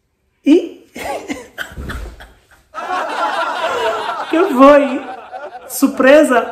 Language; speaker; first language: Portuguese; non-native, learner; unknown